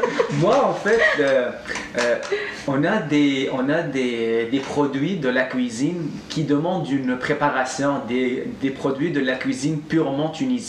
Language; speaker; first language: French; non-native, local second language; Arabic